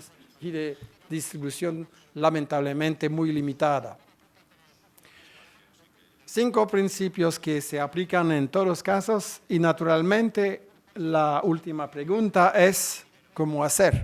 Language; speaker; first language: Spanish; non-native, fluent; French